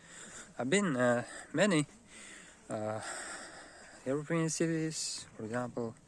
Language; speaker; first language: English; non-native, learner; Uzbek